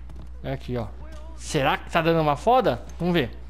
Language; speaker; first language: Portuguese; native; Portuguese